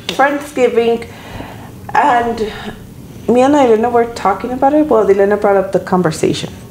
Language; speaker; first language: English; early bilingual, other home language; Spanish